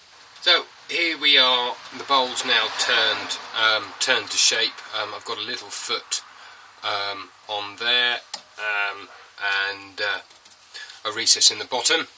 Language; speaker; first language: English; native; English